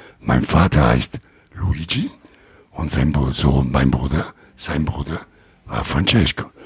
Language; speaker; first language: German; non-native, learner; Italian